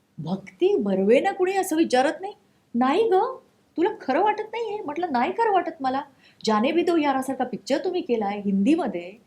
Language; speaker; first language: Marathi; non-native, local second language; Konkani